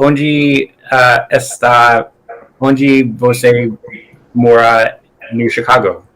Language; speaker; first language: Portuguese; non-native, learner; English